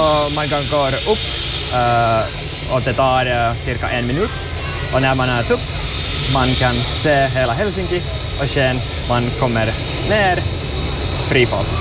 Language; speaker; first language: Swedish; non-native, learner; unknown